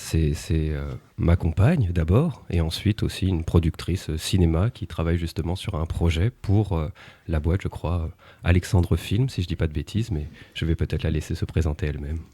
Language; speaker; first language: French; native; French